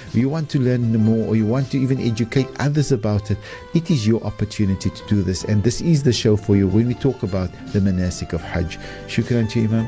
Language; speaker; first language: English; native; English